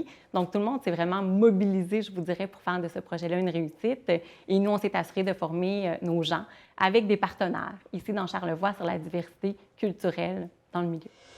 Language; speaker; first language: French; native; French